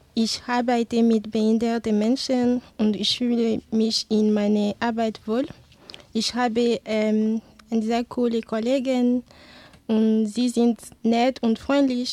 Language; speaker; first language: German; non-native, learner; Ewe